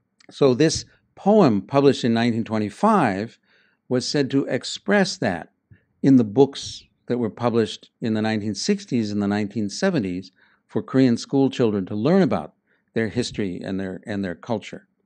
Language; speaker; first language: English; native; English